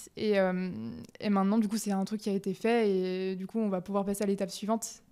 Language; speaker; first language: French; native; French